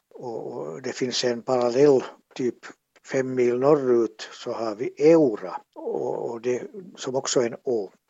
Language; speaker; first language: Swedish; native; Swedish